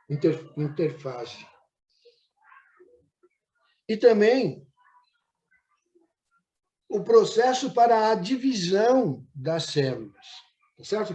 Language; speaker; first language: Portuguese; native; Portuguese